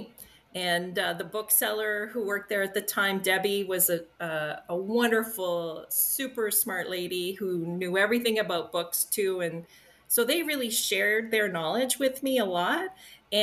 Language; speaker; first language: English; native; English